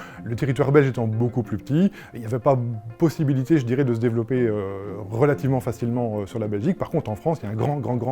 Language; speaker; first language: French; native; French